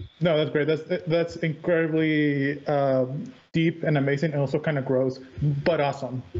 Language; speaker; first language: English; native; English